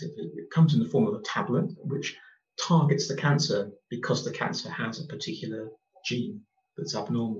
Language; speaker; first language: English; native; English